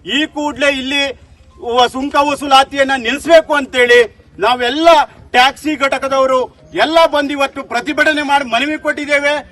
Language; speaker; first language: Kannada; native; Kannada